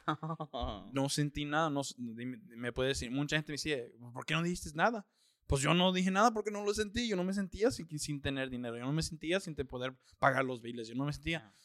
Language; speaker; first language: Spanish; early bilingual, heritage; Spanish